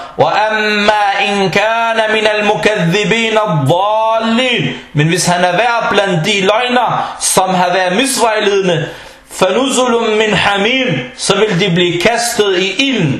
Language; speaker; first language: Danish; non-native, local second language; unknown